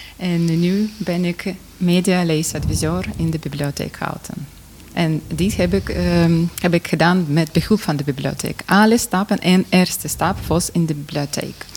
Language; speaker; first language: Dutch; non-native, fluent; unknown